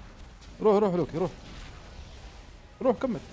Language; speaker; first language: Arabic; native; Arabic